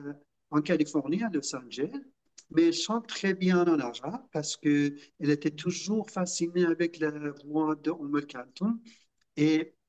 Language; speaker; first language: French; non-native, fluent; Persian